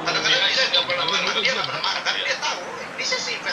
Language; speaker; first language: Indonesian; native; Indonesian